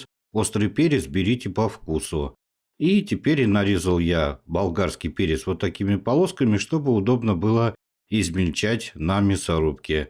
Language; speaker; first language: Russian; native; Russian